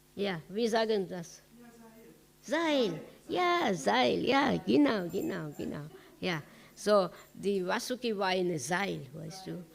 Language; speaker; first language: German; non-native, learner; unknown